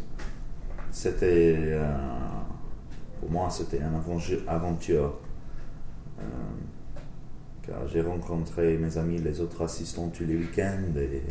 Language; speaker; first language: French; non-native, learner; English